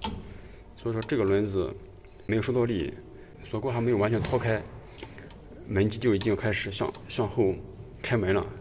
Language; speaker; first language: Chinese; native; Chinese